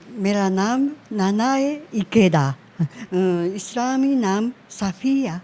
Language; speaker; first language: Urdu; non-native, learner; Japanese